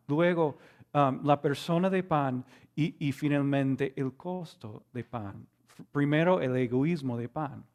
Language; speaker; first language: Spanish; non-native, fluent; English